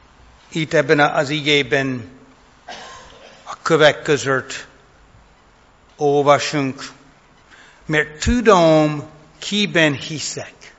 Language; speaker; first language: Hungarian; non-native, fluent; English